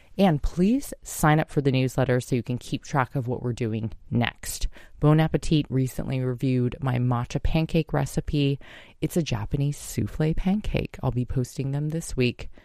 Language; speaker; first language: English; native; English